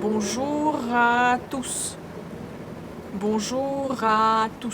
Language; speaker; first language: French; non-native, fluent; Russian